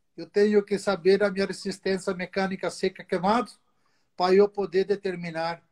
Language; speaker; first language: Portuguese; early bilingual, other home language; Italian